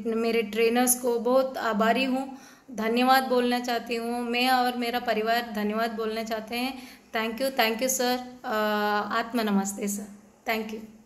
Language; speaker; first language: Hindi; non-native, local second language; Tamil